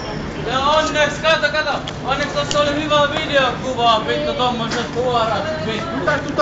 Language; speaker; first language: Finnish; native; Finnish